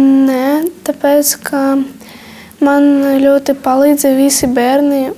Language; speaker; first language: Latvian; non-native, learner; Russian